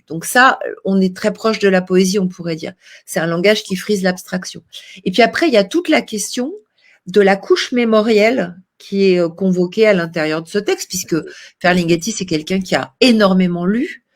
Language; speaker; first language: French; native; French